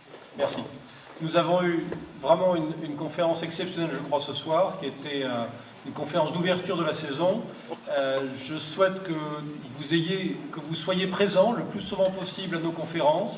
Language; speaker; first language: French; native; French